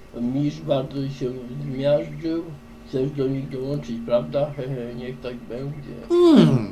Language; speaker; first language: Polish; native; Polish